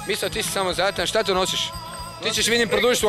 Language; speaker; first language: Serbian; native; Serbian